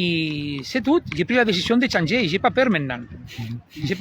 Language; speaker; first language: French; non-native, learner; Spanish